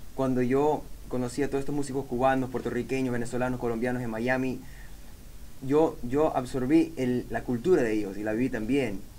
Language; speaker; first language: Spanish; early bilingual, heritage; Spanish